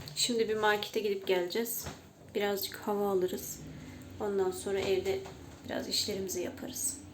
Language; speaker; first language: Turkish; non-native, fluent; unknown